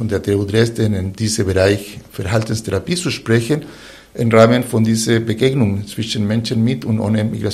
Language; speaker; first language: German; non-native, fluent; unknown